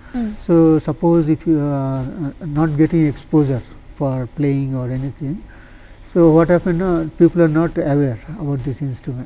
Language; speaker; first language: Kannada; non-native, learner; Bangla